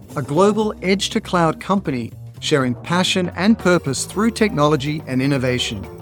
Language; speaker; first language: English; native; English